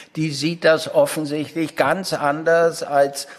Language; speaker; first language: German; native; German